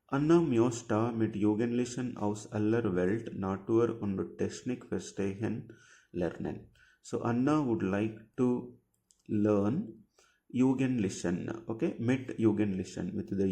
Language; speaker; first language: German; non-native, fluent; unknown